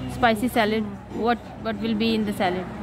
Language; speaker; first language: English; non-native, fluent; Urdu